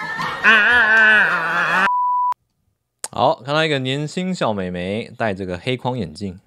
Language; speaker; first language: Chinese; native; Chinese